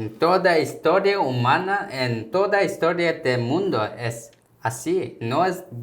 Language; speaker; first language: Spanish; non-native, fluent; Korean